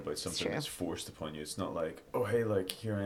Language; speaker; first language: English; native; English